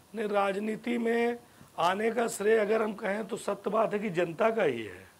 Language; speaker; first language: Hindi; native; Hindi